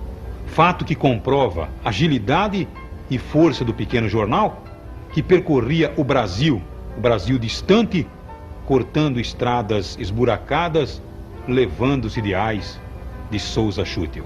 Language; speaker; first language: Portuguese; native; Portuguese